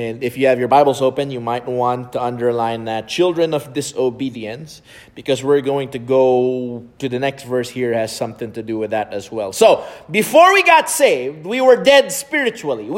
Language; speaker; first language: English; non-native, local second language; Filipino